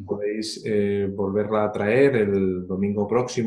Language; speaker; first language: Spanish; native; Spanish